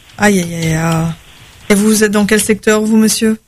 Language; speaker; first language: French; native; French